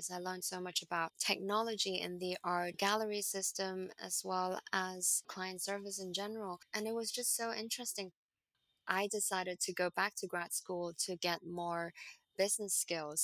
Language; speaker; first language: English; non-native, local second language; Cantonese